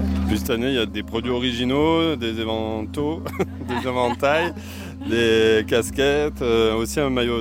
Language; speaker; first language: French; native; French